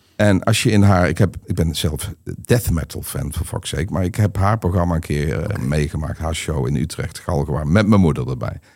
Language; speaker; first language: Dutch; native; Dutch